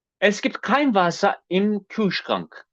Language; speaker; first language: German; non-native, fluent; Turkish